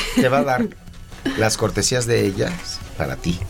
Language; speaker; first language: Spanish; native; Spanish